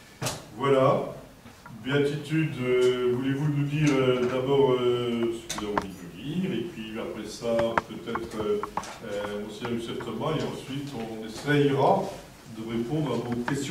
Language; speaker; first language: French; native; French